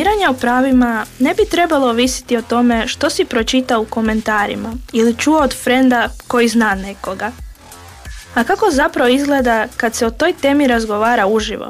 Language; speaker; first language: Serbian; native; Serbian